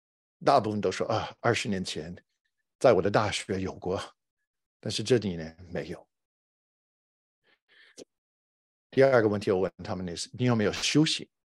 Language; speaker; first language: Chinese; non-native, fluent; English